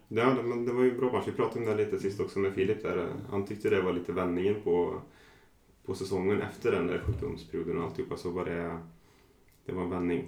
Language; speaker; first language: Swedish; native; Swedish